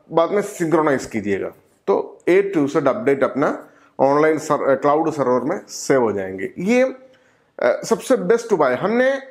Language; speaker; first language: Hindi; non-native, local second language; Malayalam